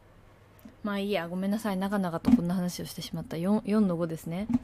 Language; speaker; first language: Japanese; native; Japanese